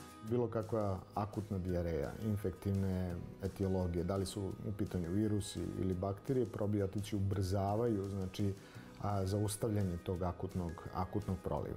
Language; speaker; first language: Serbian; native; Serbian